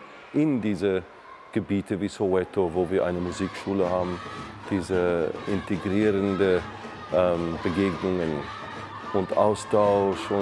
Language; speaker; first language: German; non-native, fluent; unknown